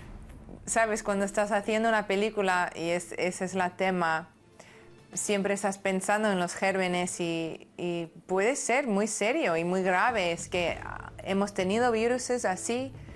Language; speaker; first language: Spanish; non-native, fluent; English